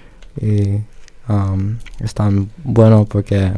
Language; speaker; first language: Spanish; early bilingual, other home language; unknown